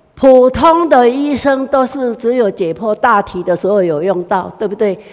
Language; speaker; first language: Chinese; native; Chinese